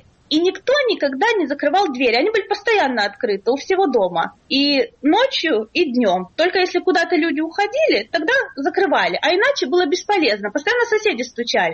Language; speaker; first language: Russian; native; Russian